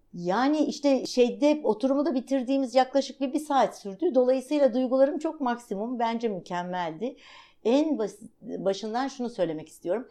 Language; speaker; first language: Turkish; native; Turkish